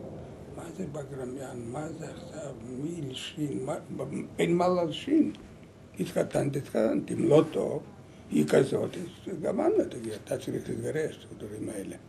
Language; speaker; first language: Hebrew; non-native, learner; Lithuanian